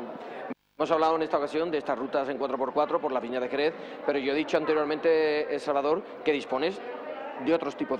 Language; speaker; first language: Spanish; native; Spanish